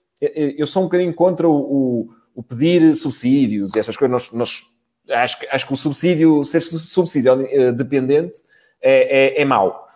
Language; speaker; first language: Portuguese; native; Portuguese